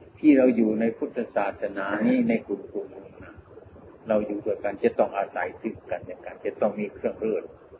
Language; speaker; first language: Thai; non-native, local second language; Northeastern Thai